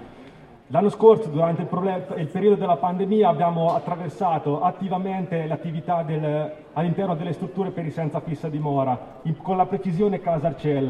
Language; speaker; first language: Italian; native; Italian